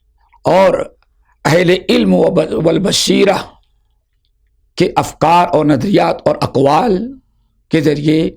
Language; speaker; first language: Urdu; native; Urdu